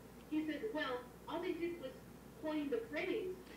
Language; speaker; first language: English; native; English